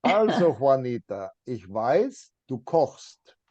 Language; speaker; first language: German; non-native, fluent; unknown